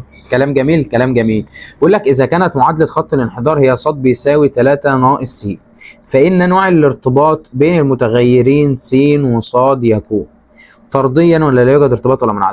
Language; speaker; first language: Arabic; native; Arabic